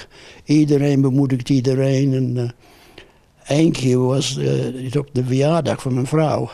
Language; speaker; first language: Dutch; non-native, fluent; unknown